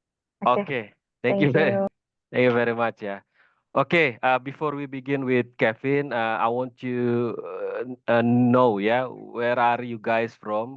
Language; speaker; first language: English; non-native, fluent; Indonesian